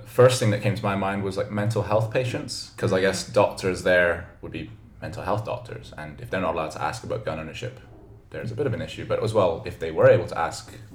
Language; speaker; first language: English; native; English